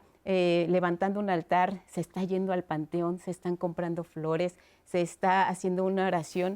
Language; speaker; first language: Spanish; native; Spanish